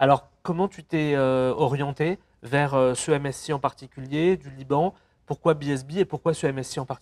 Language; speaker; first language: French; native; French